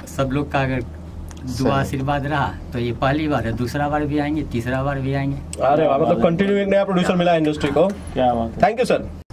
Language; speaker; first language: Hindi; native; Hindi